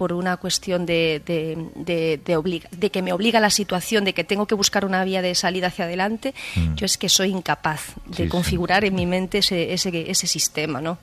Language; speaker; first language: Spanish; native; Spanish